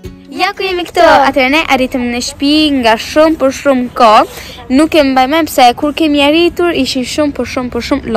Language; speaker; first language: Albanian; early bilingual, heritage; Albanian